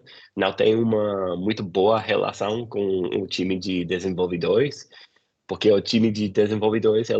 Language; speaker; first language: Portuguese; non-native, fluent; English